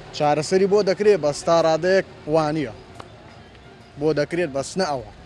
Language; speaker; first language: Central Kurdish; native; Central Kurdish